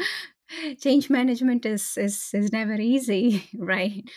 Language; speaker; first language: English; non-native, local second language; Tamil